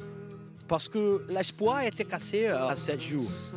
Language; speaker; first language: French; non-native, fluent; Portuguese